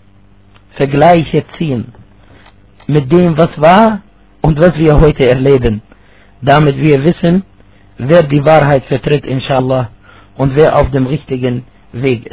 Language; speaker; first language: German; non-native, fluent; Arabic